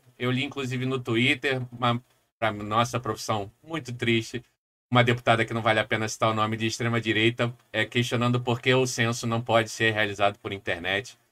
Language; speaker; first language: Portuguese; native; Portuguese